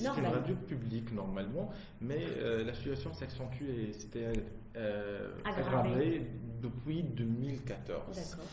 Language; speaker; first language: French; non-native, local second language; Arabic